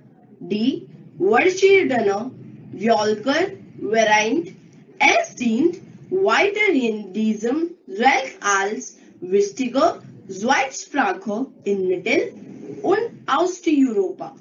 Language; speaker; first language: German; non-native, learner; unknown